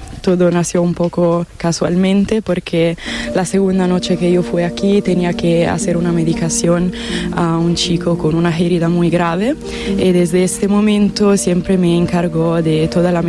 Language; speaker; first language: Spanish; non-native, fluent; Italian